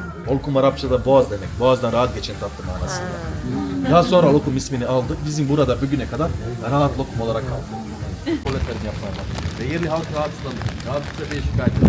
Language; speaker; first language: Turkish; native; Turkish